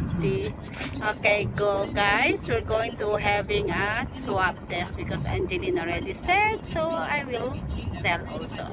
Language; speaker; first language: English; non-native, local second language; Filipino